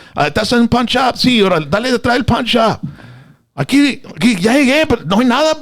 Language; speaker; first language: Spanish; early bilingual, other home language; English